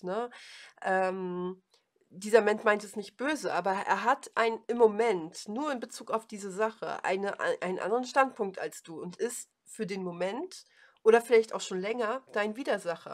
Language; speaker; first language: German; native; German